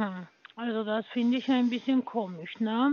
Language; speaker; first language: German; non-native, learner; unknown